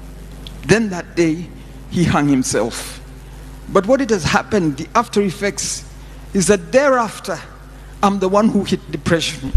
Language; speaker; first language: English; non-native, local second language; Swahili